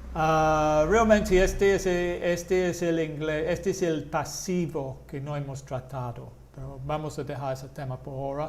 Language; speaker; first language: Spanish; non-native, fluent; English